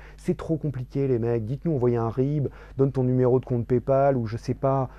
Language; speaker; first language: French; native; French